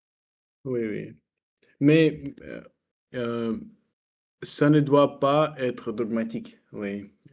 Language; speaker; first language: French; non-native, fluent; Russian